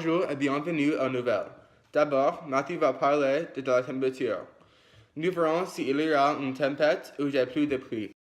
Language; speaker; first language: French; non-native, learner; English